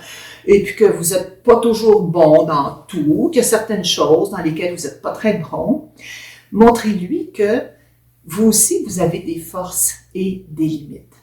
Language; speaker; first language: French; native; French